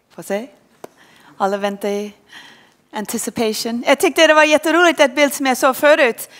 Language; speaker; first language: Swedish; non-native, learner; English